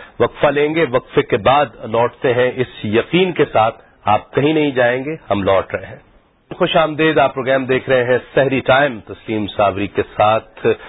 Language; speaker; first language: Urdu; native; Urdu